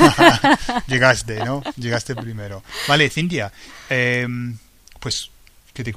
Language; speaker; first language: Spanish; non-native, fluent; English